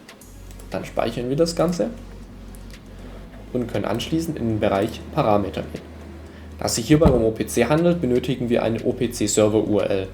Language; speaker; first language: German; native; German